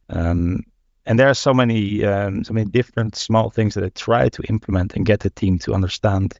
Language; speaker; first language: English; non-native, fluent; Dutch